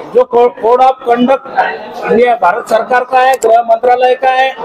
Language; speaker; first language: Hindi; non-native, local second language; Marathi